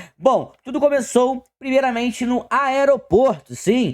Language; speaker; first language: Portuguese; native; Portuguese